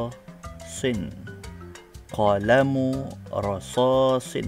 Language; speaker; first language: Arabic; non-native, fluent; Malay